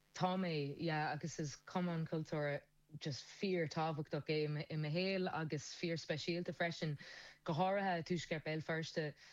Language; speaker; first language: Irish; non-native, local second language; English